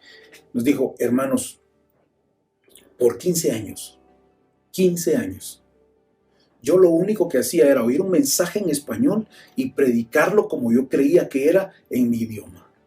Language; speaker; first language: Spanish; native; Spanish